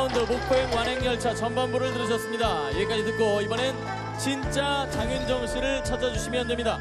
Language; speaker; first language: Korean; native; Korean